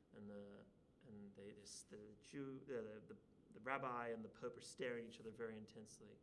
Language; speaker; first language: English; native; English